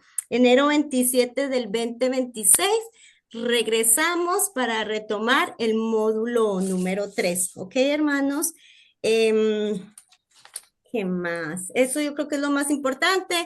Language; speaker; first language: Spanish; native; Spanish